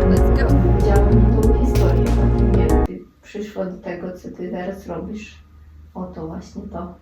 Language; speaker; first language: Polish; non-native, fluent; Russian